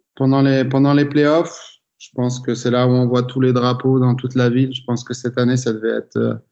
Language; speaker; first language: French; native; French